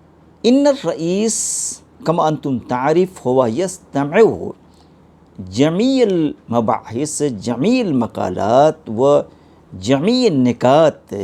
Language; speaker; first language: Arabic; non-native, fluent; Urdu